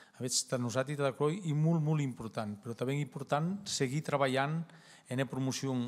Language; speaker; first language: Catalan; non-native, local second language; Occitan